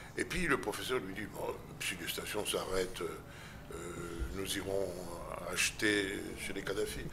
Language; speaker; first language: French; non-native, local second language; Lingala